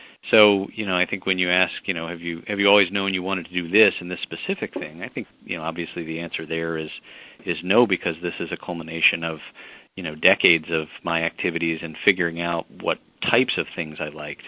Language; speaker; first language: English; native; English